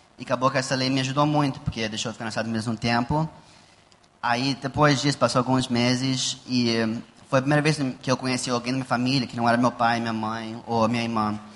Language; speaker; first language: Portuguese; early bilingual, heritage; Portuguese